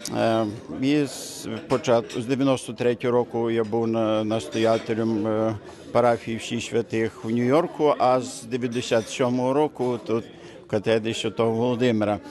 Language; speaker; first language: Ukrainian; native; Ukrainian